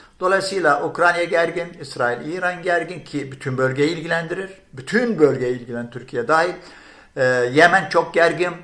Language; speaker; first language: Turkish; non-native, fluent; Arabic